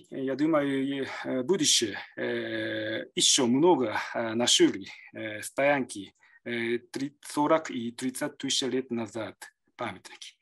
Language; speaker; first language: Russian; non-native, learner; Japanese